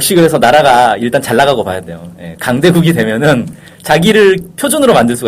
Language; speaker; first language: Korean; native; Korean